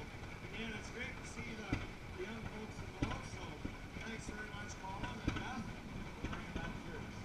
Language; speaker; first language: English; native; English